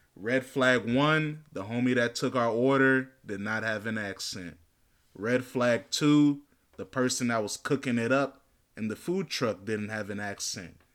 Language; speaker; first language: English; native; English